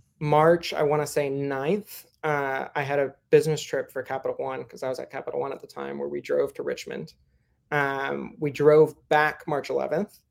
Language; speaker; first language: English; native; English